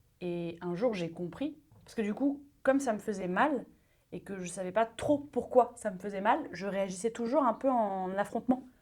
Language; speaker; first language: French; early bilingual, other home language; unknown